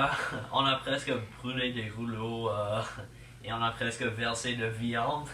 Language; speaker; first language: French; non-native, learner; English